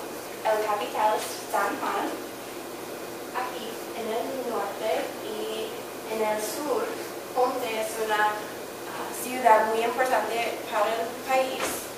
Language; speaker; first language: Spanish; non-native, learner; English